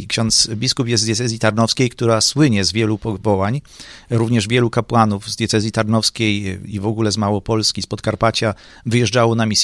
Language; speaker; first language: Polish; native; Polish